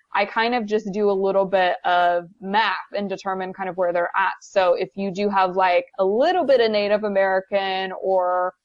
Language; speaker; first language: English; native; English